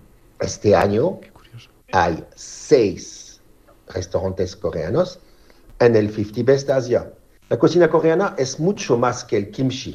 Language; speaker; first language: Spanish; non-native, learner; French